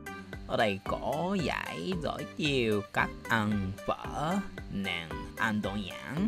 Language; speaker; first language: Vietnamese; non-native, learner; Japanese